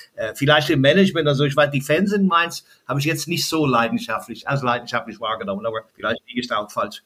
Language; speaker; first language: German; non-native, fluent; English